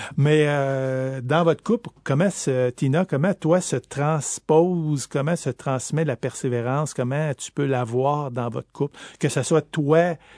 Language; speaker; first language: French; native; French